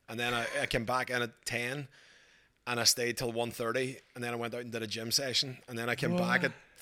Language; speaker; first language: English; native; English